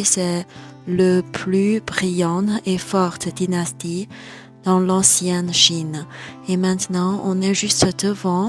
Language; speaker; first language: French; non-native, fluent; Chinese